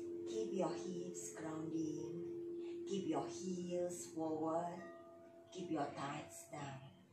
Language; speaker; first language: English; non-native, learner; Indonesian